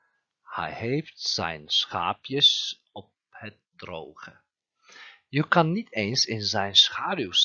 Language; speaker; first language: Dutch; non-native, fluent; Turkish